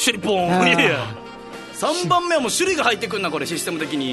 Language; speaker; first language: Japanese; native; Japanese